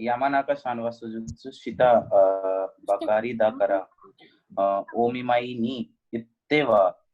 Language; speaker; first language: Japanese; non-native, learner; Hindi